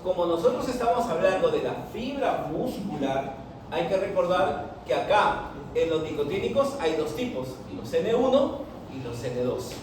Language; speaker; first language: Spanish; native; Spanish